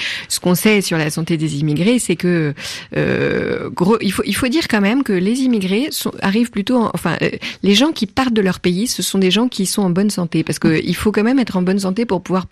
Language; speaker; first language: French; native; French